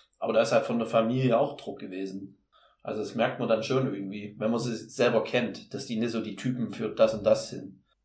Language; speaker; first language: German; native; German